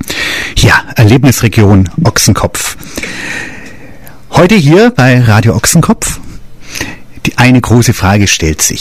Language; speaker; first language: German; native; German